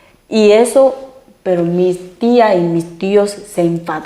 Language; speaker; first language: Spanish; non-native, fluent; Chinese